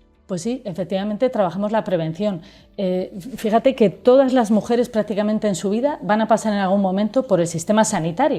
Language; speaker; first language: Spanish; native; Spanish